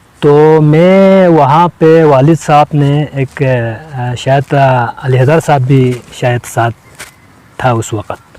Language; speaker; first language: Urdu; non-native, local second language; Balti